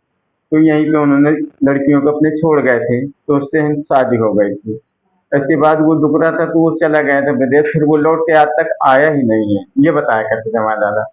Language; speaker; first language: Hindi; native; Hindi